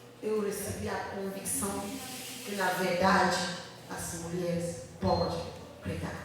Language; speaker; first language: Portuguese; non-native, learner; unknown